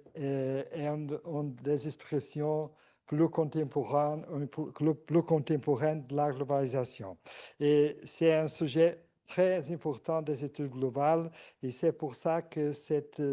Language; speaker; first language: French; non-native, fluent; Portuguese